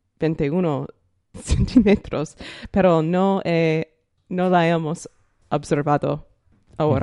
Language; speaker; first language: Spanish; non-native, learner; English